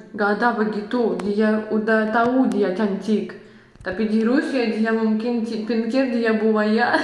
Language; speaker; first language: Indonesian; non-native, learner; Russian